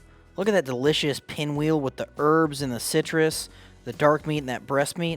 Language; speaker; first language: English; native; English